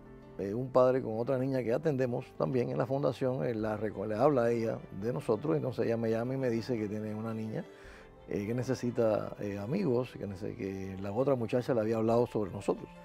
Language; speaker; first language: Spanish; native; Spanish